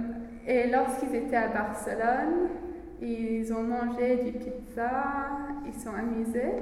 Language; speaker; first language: French; non-native, learner; English